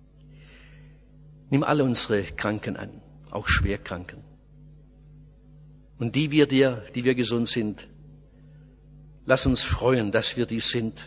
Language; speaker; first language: German; native; German